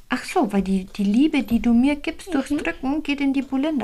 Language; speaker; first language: German; native; German